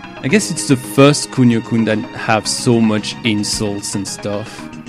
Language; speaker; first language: English; non-native, fluent; French